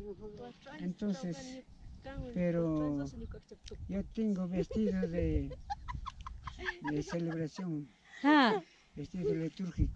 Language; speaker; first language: Spanish; non-native, local second language; Quechua